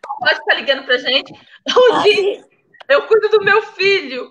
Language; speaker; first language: Portuguese; native; Portuguese